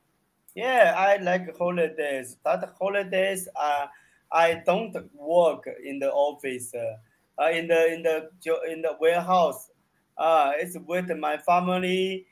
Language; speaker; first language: English; non-native, learner; Chinese